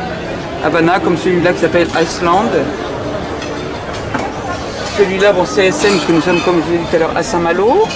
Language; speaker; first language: French; native; French